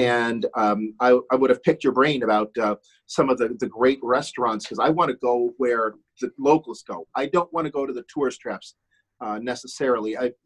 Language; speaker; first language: English; non-native, fluent; German